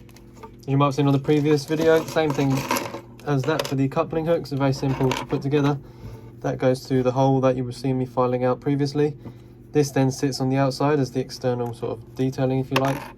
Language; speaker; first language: English; native; English